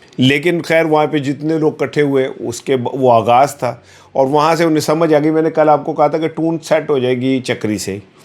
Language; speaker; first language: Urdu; non-native, local second language; Punjabi